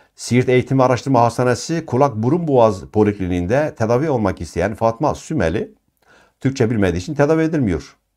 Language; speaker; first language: Turkish; non-native, local second language; Kurdish